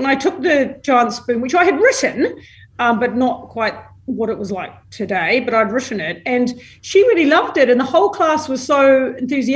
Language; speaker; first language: English; native; English